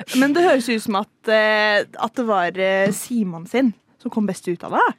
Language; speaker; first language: Norwegian; native; Norwegian